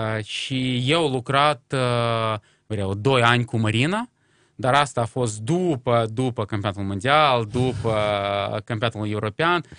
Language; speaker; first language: Romanian; non-native, local second language; Russian